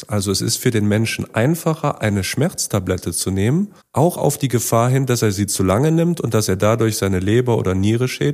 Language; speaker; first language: German; native; German